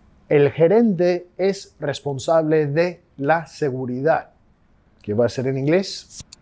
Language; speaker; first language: Spanish; non-native, fluent; English